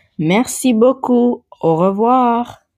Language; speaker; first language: French; non-native, learner; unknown